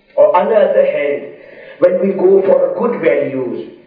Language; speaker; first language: English; non-native, local second language; Urdu